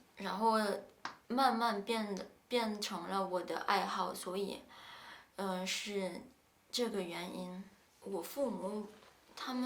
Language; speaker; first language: Chinese; non-native, fluent; French